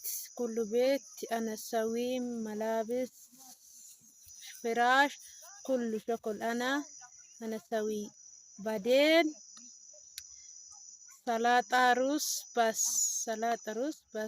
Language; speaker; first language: Arabic; non-native, learner; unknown